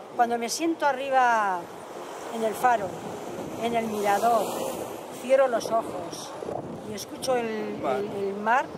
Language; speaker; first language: Spanish; native; Spanish